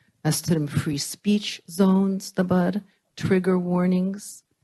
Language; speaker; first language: Lithuanian; early bilingual, heritage; Lithuanian